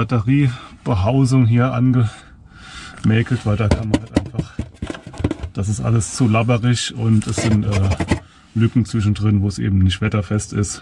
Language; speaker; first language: German; native; German